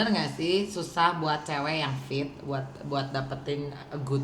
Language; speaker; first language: Indonesian; native; Indonesian